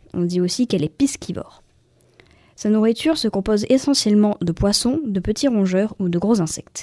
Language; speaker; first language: French; native; French